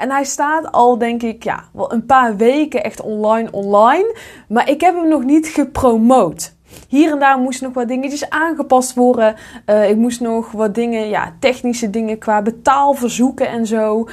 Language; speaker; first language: Dutch; native; Dutch